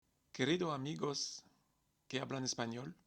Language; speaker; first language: Spanish; non-native, fluent; French